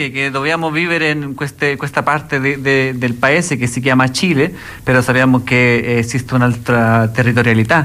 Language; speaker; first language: Italian; non-native, learner; Spanish